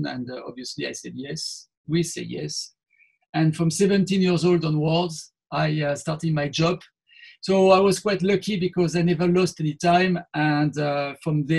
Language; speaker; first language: English; non-native, fluent; French